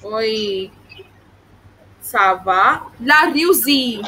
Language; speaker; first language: French; non-native, fluent; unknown